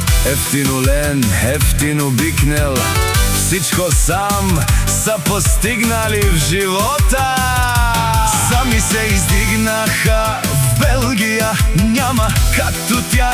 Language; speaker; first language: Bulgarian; non-native, local second language; Romany